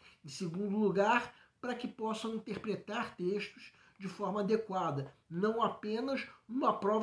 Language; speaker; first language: Portuguese; native; Portuguese